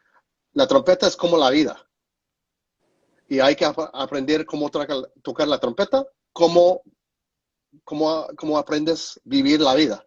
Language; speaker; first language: Spanish; non-native, fluent; English